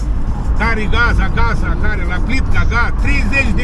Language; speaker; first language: Romanian; non-native, local second language; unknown